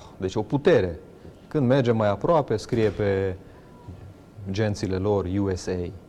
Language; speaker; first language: Romanian; non-native, local second language; Hungarian